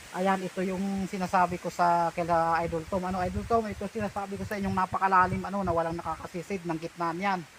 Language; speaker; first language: Filipino; non-native, local second language; Bikol